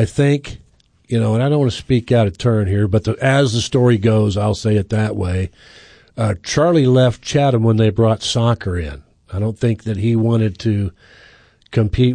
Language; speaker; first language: English; native; English